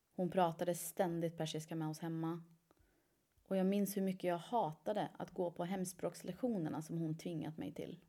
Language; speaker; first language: Swedish; early bilingual, other home language; Persian